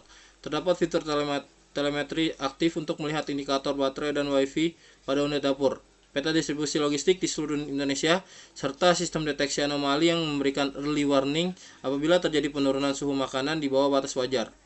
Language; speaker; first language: Indonesian; native; Indonesian